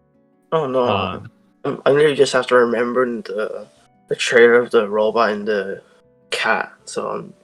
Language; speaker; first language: English; native; English